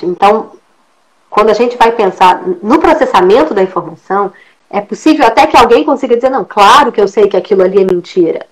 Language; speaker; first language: Portuguese; native; Portuguese